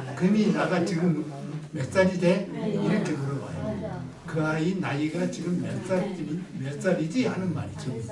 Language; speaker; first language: Korean; native; Korean